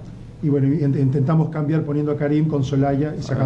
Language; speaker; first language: Spanish; native; Spanish